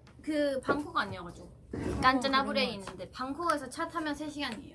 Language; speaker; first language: Korean; non-native, fluent; Thai